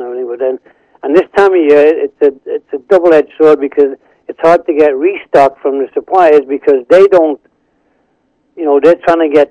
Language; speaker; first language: English; native; English